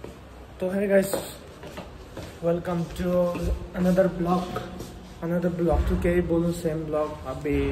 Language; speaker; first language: Hindi; non-native, local second language; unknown